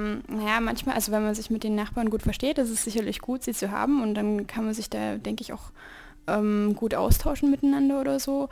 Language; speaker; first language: German; native; German